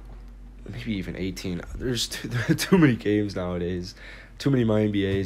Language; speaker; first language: English; native; English